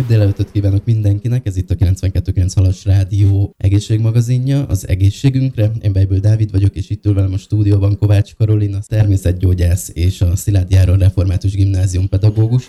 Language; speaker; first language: Hungarian; native; Hungarian